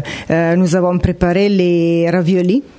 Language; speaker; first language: French; non-native, fluent; Italian